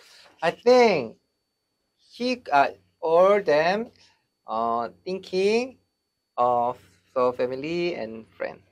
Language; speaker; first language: English; non-native, learner; Korean